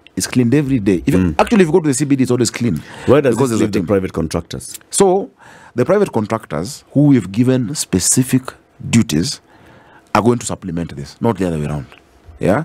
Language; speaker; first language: English; non-native, local second language; Swahili